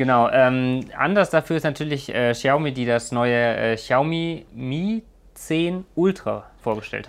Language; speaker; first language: German; native; German